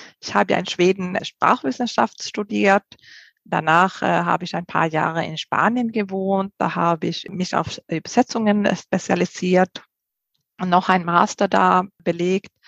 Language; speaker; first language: German; non-native, fluent; Swedish